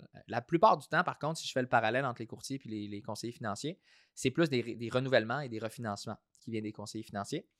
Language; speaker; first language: French; native; French